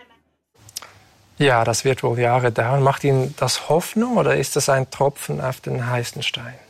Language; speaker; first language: German; native; German